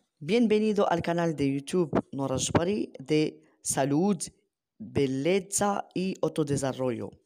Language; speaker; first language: Spanish; non-native, learner; Arabic